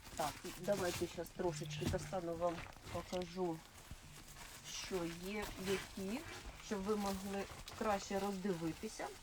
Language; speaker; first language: Ukrainian; non-native, local second language; Russian